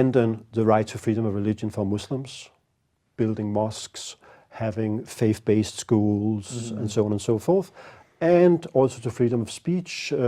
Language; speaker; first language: English; non-native, fluent; Danish